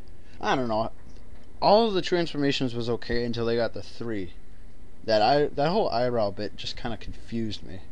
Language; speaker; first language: English; native; English